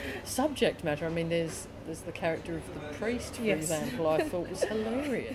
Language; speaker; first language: English; native; English